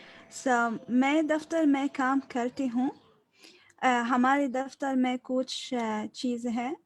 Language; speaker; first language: Hindi; non-native, learner; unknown